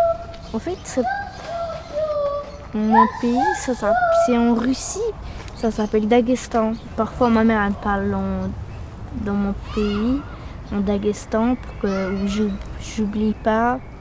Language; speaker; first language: French; early bilingual, other home language; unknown